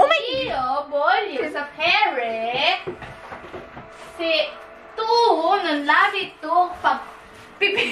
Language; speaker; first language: Italian; non-native, learner; Filipino